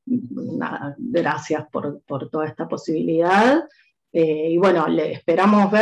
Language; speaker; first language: Spanish; native; Spanish